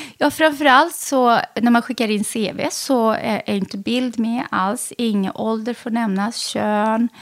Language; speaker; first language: Swedish; early bilingual, other home language; Arabic